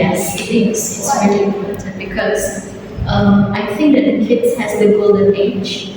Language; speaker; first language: English; non-native, fluent; Indonesian